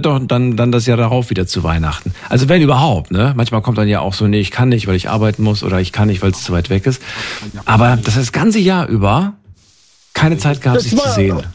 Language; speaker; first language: German; native; German